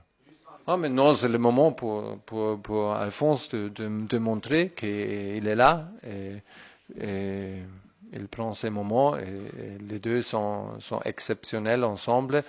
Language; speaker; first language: French; non-native, fluent; German